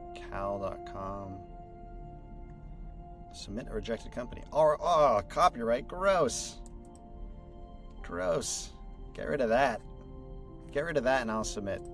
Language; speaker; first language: English; native; English